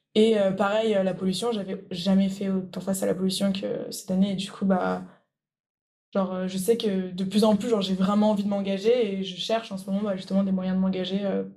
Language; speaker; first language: French; native; French